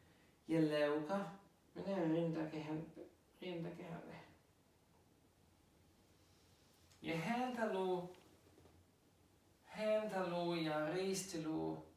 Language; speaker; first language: Finnish; non-native, learner; German